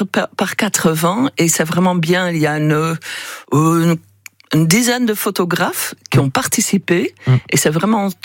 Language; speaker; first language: French; non-native, fluent; Dutch